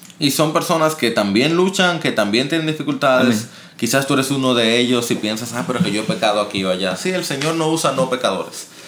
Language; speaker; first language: Spanish; native; Spanish